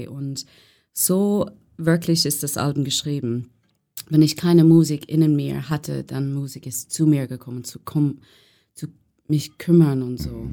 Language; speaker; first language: German; non-native, learner; English